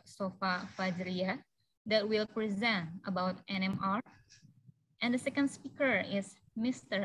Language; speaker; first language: English; non-native, fluent; Indonesian